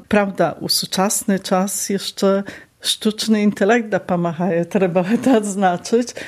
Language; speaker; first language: Belarusian; native; Belarusian